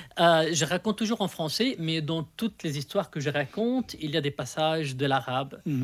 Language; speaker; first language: French; non-native, fluent; Arabic